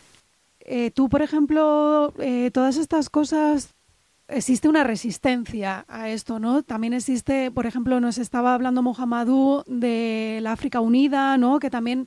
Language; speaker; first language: Spanish; native; Spanish